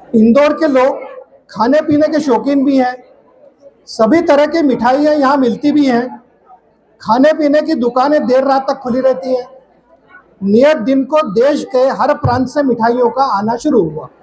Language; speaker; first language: Hindi; non-native, local second language; Marathi